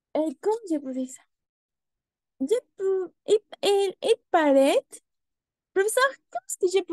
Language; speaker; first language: French; non-native, learner; Spanish